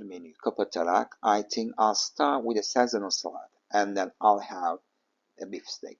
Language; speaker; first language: English; non-native, fluent; Turkish